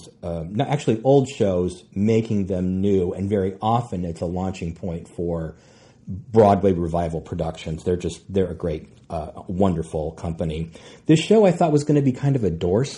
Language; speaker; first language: English; native; English